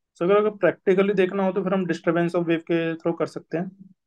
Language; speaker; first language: Hindi; native; Hindi